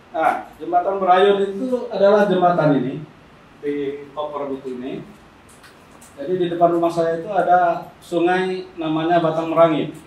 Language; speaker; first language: Indonesian; non-native, local second language; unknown